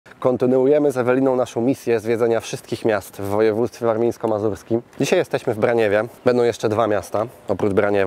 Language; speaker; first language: Polish; native; Polish